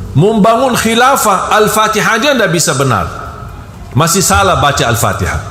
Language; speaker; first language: Malay; non-native, fluent; Arabic